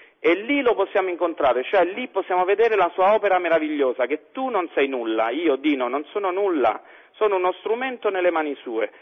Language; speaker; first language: Italian; native; Italian